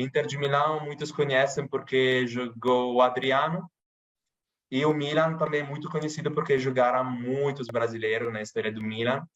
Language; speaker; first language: Portuguese; non-native, fluent; Italian